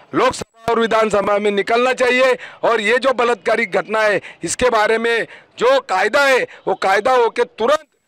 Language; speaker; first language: Hindi; non-native, local second language; Marathi